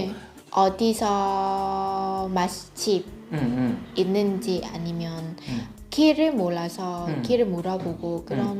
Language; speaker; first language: Korean; non-native, fluent; Vietnamese